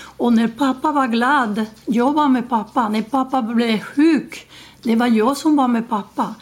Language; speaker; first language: Swedish; non-native, learner; Spanish